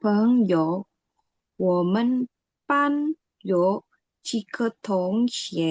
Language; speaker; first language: Chinese; non-native, learner; Indonesian